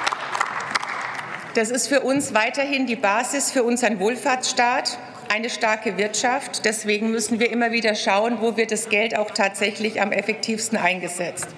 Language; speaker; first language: German; native; German